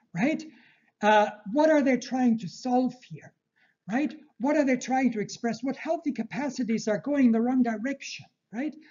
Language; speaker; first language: English; early bilingual, other home language; Turkish